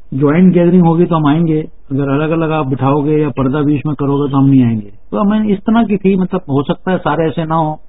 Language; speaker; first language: Urdu; native; Urdu